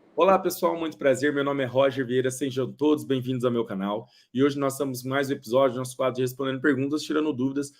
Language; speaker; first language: Portuguese; native; Portuguese